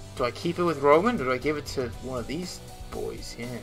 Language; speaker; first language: English; native; English